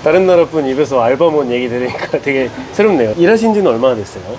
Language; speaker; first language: Korean; native; Korean